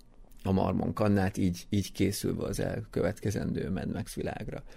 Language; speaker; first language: Hungarian; native; Hungarian